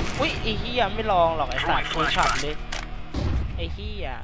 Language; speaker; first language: Thai; native; Thai